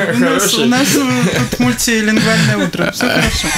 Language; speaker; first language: Russian; native; Russian